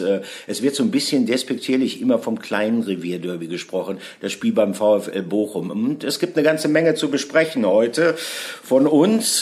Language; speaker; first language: German; native; German